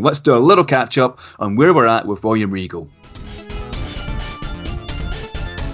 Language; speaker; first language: English; native; English